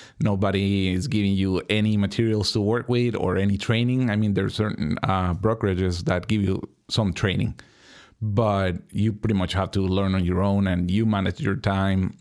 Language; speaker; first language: English; non-native, fluent; Spanish